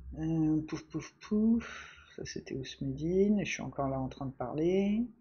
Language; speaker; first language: French; native; French